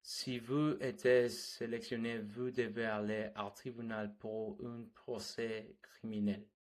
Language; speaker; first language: French; non-native, learner; English